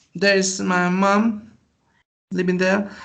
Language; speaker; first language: English; non-native, learner; Spanish